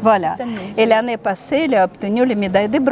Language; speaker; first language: French; non-native, fluent; Russian